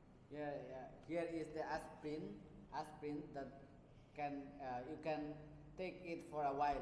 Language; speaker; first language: English; non-native, learner; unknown